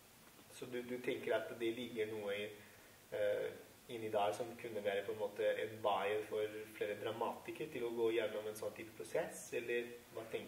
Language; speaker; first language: Norwegian; non-native, fluent; Italian